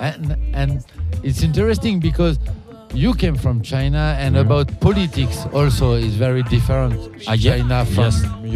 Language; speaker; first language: English; non-native, learner; French